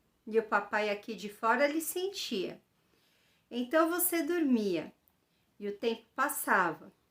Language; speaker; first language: Portuguese; native; Portuguese